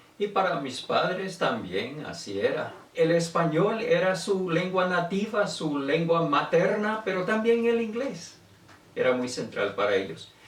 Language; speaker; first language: Spanish; native; Spanish